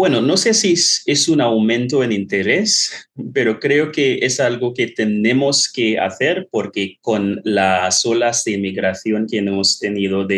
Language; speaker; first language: Spanish; non-native, fluent; English